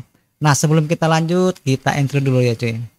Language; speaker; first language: Indonesian; native; Indonesian